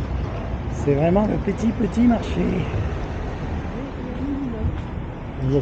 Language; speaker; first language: French; native; French